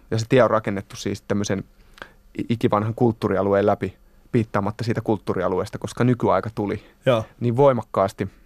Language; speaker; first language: Finnish; native; Finnish